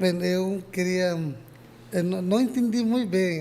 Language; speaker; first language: Portuguese; non-native, learner; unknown